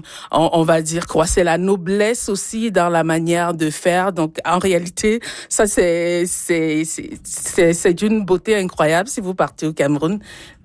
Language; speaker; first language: French; non-native, local second language; Ghomala